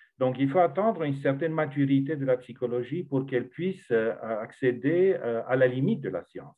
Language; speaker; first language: French; non-native, fluent; Romanian